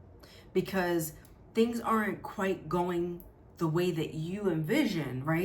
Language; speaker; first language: English; native; English